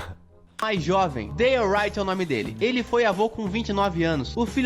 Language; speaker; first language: Portuguese; native; Portuguese